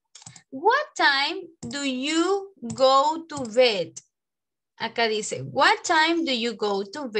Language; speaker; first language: English; non-native, fluent; Spanish